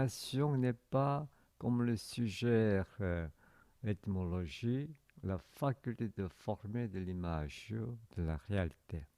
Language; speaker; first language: French; non-native, fluent; Korean